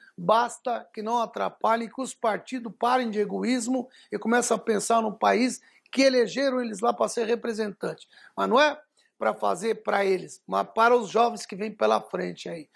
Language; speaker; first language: Portuguese; early bilingual, other home language; Arabic